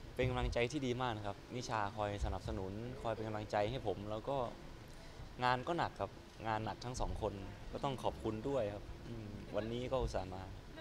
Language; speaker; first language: Thai; native; Thai